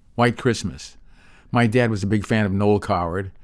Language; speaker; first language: English; native; English